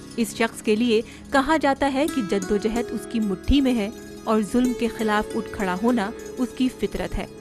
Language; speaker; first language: Hindi; native; Hindi